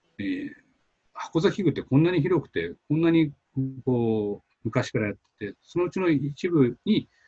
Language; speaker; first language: Japanese; native; Japanese